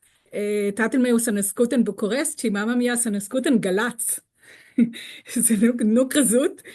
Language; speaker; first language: Romanian; early bilingual, heritage; Hebrew